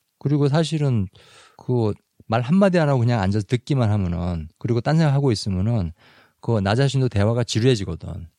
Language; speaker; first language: Korean; native; Korean